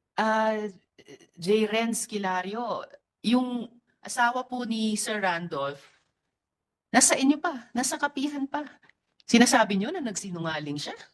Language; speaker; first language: Filipino; native; Filipino